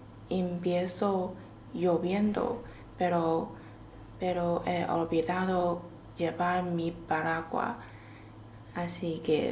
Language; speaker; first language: Spanish; non-native, learner; Chinese